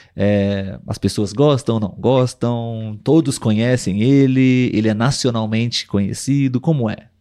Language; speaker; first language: Portuguese; native; Portuguese